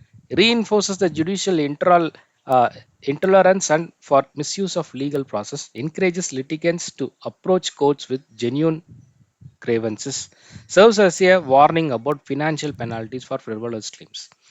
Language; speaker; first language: English; non-native, local second language; Tamil